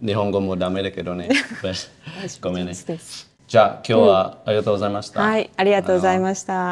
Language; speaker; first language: Japanese; non-native, learner; Vietnamese